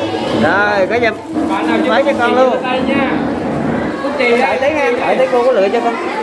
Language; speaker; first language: Vietnamese; native; Vietnamese